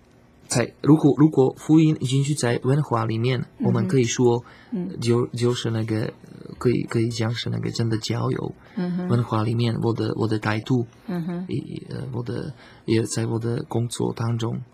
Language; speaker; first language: Chinese; non-native, learner; Slovak